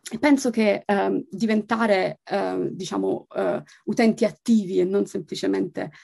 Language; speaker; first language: Italian; native; Italian